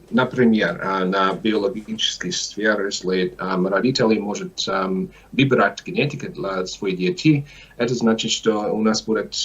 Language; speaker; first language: Russian; non-native, learner; English